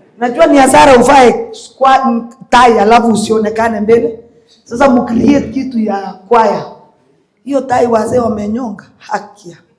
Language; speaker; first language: Swahili; non-native, local second language; Kalenjin